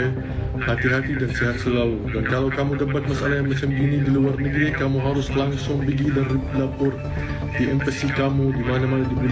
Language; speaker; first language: Indonesian; non-native, fluent; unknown